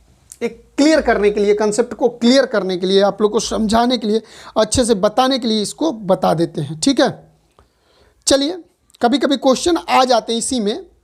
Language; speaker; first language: Hindi; native; Hindi